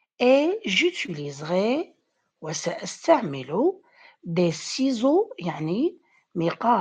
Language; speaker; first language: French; non-native, fluent; Arabic